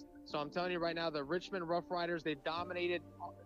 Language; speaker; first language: English; native; English